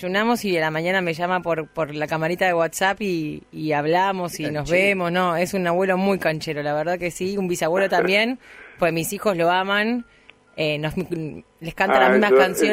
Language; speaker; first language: Spanish; native; Spanish